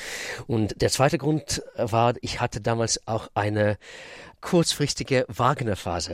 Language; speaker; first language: German; non-native, fluent; Russian